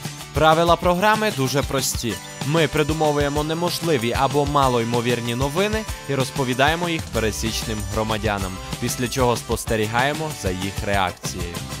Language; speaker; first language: Ukrainian; native; Ukrainian